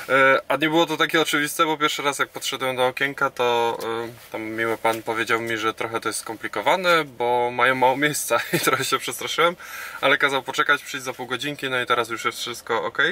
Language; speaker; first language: Polish; native; Polish